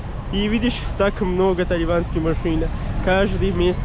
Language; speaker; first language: Russian; non-native, learner; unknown